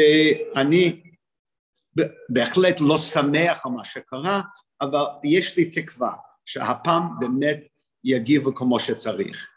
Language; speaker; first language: Hebrew; non-native, fluent; English